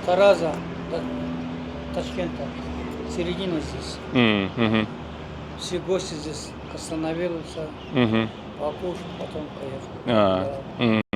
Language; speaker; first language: Russian; non-native, local second language; Kazakh